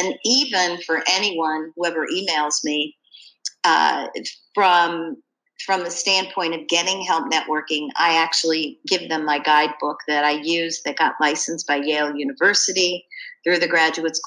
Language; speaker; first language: English; native; English